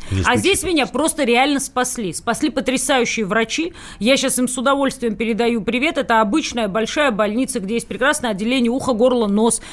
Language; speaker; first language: Russian; native; Russian